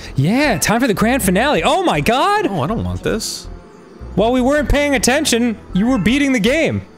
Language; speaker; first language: English; native; English